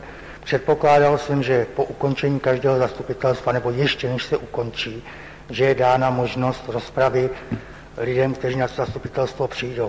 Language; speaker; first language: Czech; native; Czech